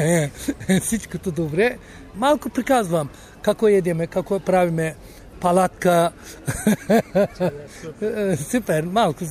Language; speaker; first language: Bulgarian; non-native, learner; Turkish